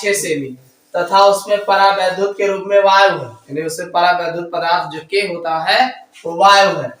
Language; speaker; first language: Hindi; native; Hindi